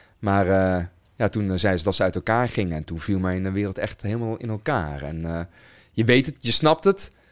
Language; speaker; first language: Dutch; native; Dutch